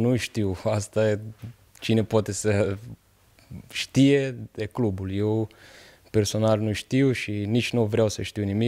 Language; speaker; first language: Romanian; non-native, fluent; Portuguese